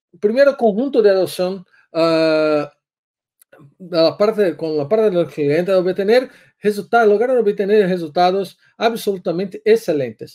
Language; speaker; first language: Spanish; non-native, learner; Portuguese